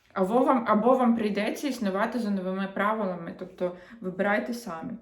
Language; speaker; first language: Ukrainian; non-native, local second language; Russian